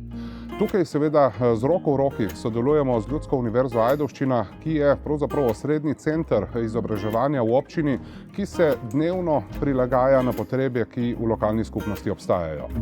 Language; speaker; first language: Slovenian; native; Slovenian